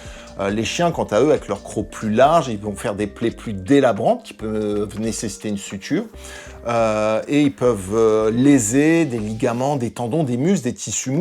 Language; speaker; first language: French; native; French